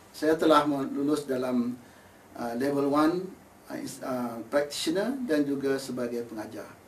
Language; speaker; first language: Malay; native; Malay